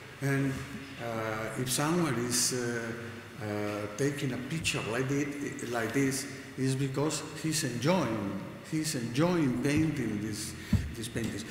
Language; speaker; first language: English; non-native, learner; Spanish